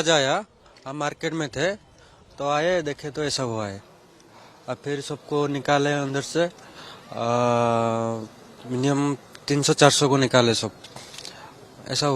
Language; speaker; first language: Hindi; non-native, local second language; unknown